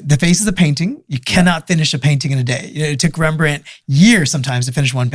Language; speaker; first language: English; native; English